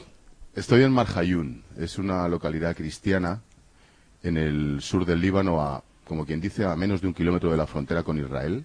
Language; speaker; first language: Spanish; native; Spanish